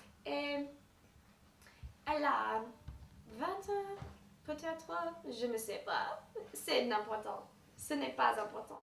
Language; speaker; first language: French; non-native, learner; English